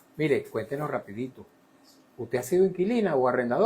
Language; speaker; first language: Spanish; native; Spanish